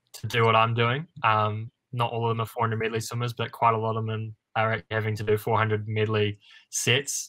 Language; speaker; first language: English; native; English